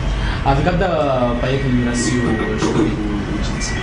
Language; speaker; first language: Russian; non-native, fluent; Bangla